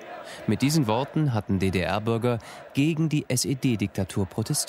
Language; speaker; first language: German; native; German